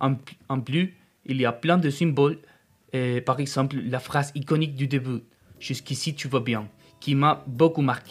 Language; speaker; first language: French; non-native, fluent; Spanish